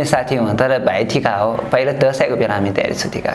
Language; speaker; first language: Nepali; non-native, learner; Chinese